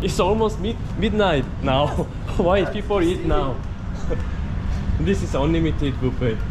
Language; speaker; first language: English; non-native, learner; Korean